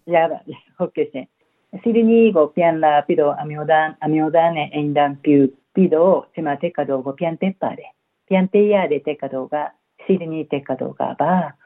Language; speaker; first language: Burmese; non-native, fluent; Japanese